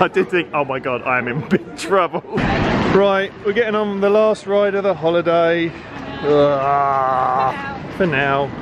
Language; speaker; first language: English; native; English